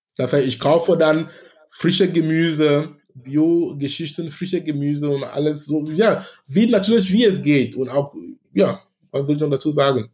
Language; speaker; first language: German; non-native, fluent; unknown